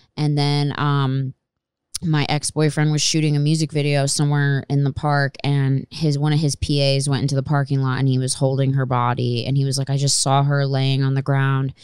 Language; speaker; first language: English; native; English